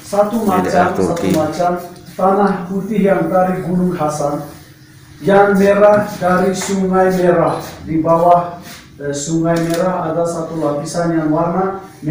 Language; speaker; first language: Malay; non-native, fluent; Turkish